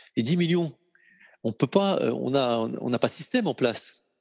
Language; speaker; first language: French; non-native, fluent; Ukrainian